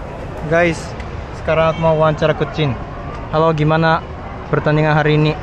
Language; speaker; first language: Indonesian; non-native, fluent; Japanese